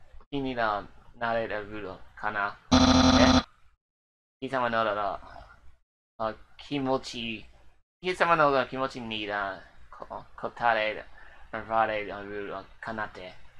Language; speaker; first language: Japanese; non-native, learner; English